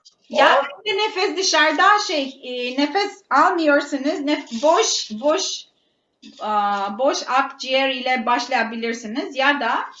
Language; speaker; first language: Turkish; non-native, fluent; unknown